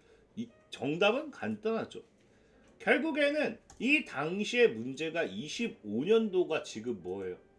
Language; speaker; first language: Korean; native; Korean